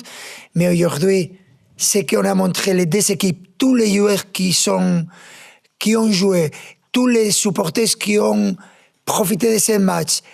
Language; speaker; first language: French; non-native, fluent; Spanish